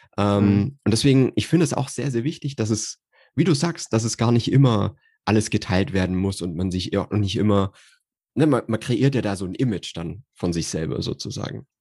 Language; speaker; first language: German; native; German